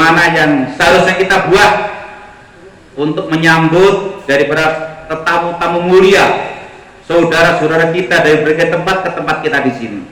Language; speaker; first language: Indonesian; non-native, local second language; Javanese